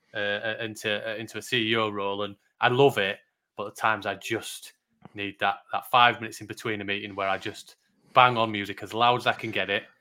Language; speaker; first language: English; native; English